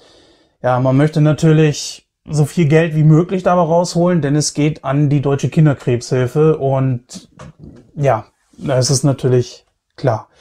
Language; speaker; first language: German; native; German